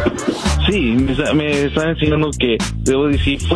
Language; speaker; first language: Spanish; non-native, learner; English